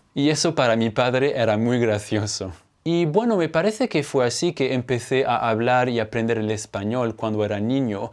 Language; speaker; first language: Spanish; non-native, fluent; French